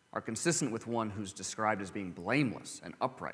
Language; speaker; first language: English; native; English